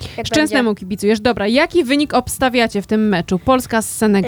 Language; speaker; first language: Polish; native; Polish